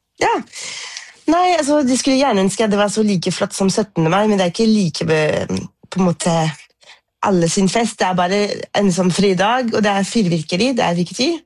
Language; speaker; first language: Norwegian; non-native, fluent; French